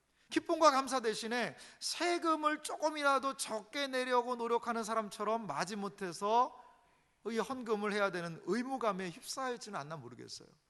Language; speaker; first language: Korean; native; Korean